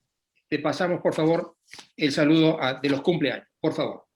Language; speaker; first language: Spanish; native; Spanish